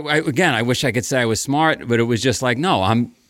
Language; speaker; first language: English; native; English